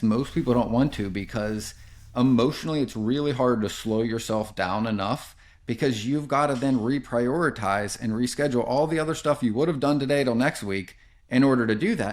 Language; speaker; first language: English; native; English